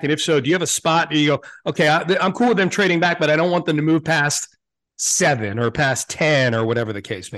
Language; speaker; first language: English; native; English